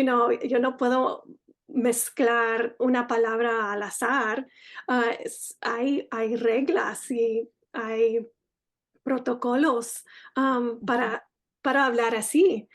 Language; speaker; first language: Spanish; early bilingual, heritage; Spanish